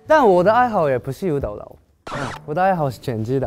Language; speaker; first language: Chinese; non-native, learner; Japanese